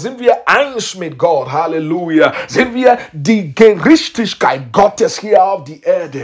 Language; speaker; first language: German; non-native, learner; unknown